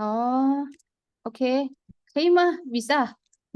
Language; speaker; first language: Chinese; non-native, fluent; Indonesian